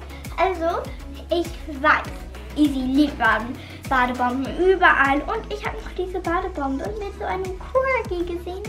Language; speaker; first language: German; native; German